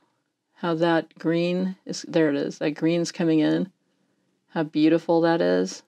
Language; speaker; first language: English; native; English